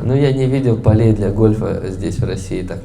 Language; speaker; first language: Russian; native; Russian